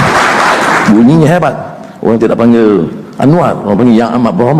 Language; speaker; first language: Malay; native; Malay